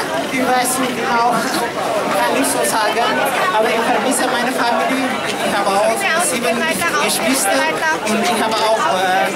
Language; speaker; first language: German; non-native, learner; Amharic